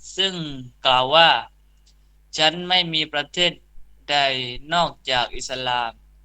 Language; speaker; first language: Thai; non-native, local second language; Pattani Malay